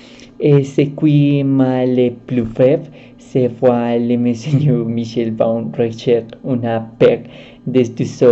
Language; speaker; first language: French; non-native, learner; Spanish